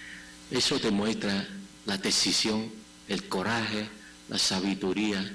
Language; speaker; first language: Spanish; non-native, fluent; Chinese